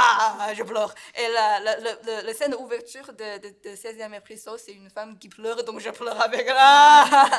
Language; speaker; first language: French; non-native, learner; Chinese